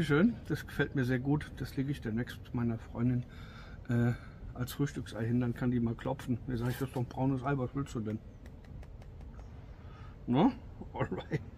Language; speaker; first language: German; native; German